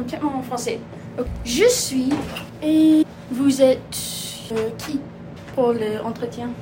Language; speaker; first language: French; non-native, learner; English